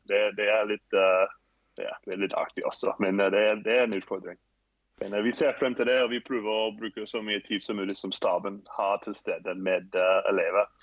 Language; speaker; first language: Norwegian; non-native, fluent; English